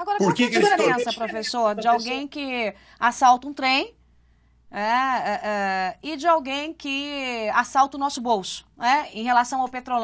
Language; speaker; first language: Portuguese; native; Portuguese